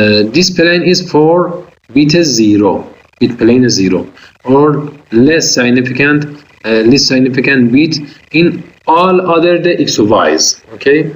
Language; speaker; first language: English; non-native, fluent; Persian